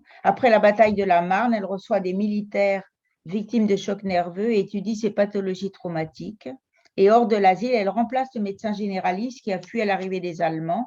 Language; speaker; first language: French; native; French